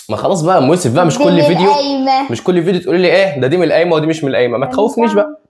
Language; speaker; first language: Arabic; native; Arabic